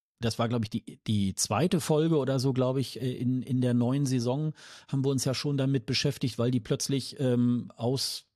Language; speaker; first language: German; native; German